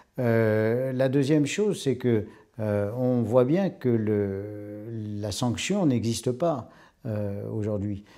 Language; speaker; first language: French; native; French